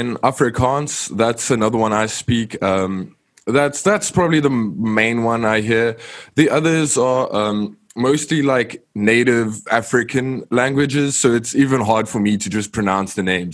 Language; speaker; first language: English; non-native, local second language; Afrikaans